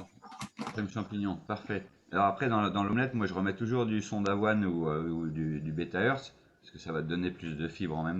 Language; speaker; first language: French; native; French